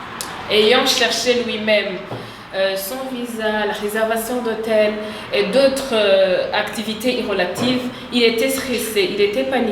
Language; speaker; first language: French; non-native, local second language; Rundi